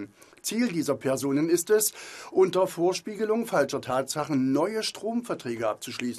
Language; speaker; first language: German; native; German